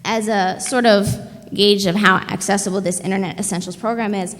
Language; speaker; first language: English; native; English